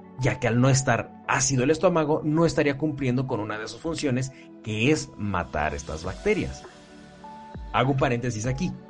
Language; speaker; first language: Spanish; native; Spanish